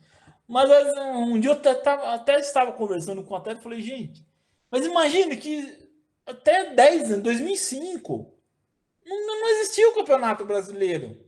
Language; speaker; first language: Portuguese; native; Portuguese